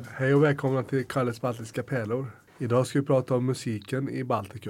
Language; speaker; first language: Swedish; native; Swedish